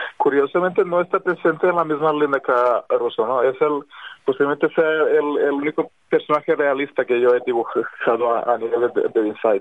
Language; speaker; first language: Spanish; non-native, fluent; Serbian